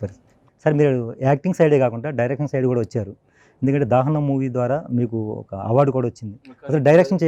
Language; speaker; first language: Telugu; native; Telugu